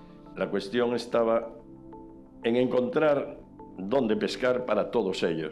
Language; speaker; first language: Spanish; native; Spanish